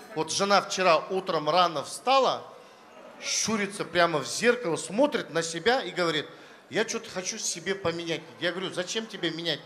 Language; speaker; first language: Russian; non-native, local second language; Kazakh